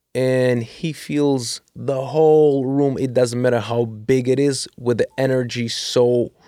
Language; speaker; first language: English; non-native, fluent; Russian